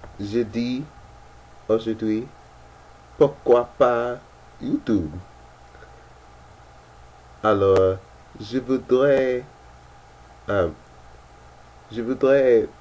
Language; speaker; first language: French; non-native, learner; English